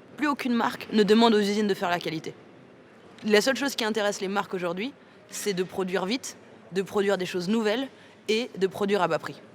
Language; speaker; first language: French; native; French